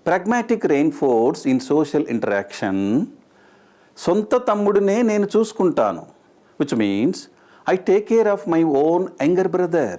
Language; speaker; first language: English; non-native, local second language; Telugu